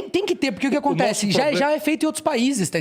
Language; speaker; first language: Portuguese; native; Portuguese